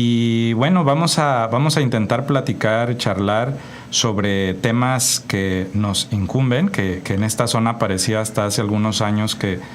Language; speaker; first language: Spanish; native; Spanish